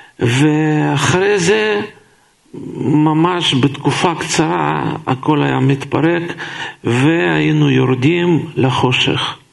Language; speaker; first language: Hebrew; non-native, fluent; Russian